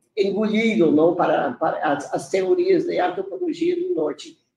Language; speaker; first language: Portuguese; non-native, fluent; English